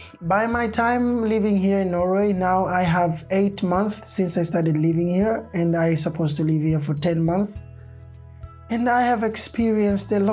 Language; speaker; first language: English; non-native, local second language; Swahili